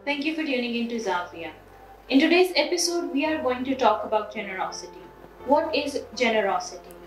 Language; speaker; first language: English; non-native, local second language; Urdu